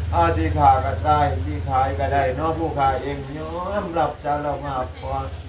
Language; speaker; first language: Thai; native; Thai